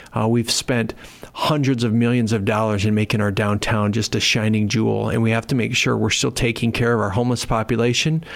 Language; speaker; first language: English; native; English